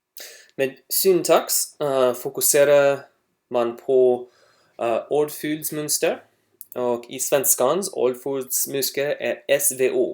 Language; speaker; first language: Swedish; non-native, learner; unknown